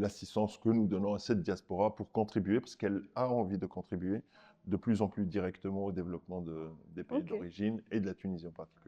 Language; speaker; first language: French; non-native, local second language; Arabic